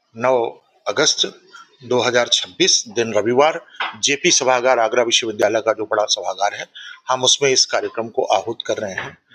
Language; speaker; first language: Hindi; native; Hindi